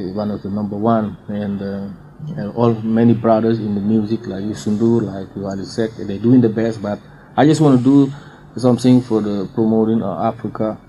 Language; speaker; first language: English; non-native, learner; Fula